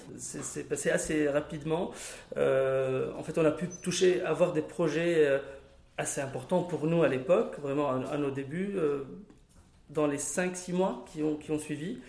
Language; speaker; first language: French; non-native, local second language; Arabic